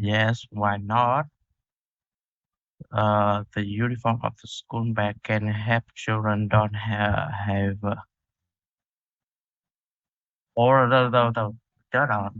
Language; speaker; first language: English; non-native, learner; Vietnamese